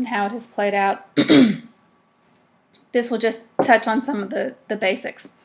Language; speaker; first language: English; native; English